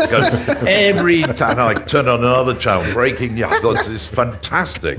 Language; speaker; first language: English; native; English